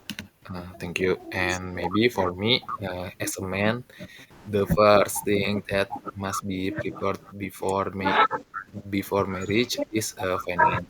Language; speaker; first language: English; non-native, learner; Indonesian